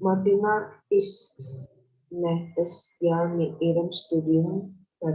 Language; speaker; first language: German; non-native, learner; Indonesian